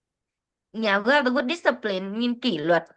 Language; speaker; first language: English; non-native, fluent; Vietnamese